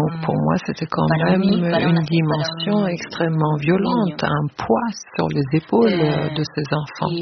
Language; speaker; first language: French; non-native, fluent; Spanish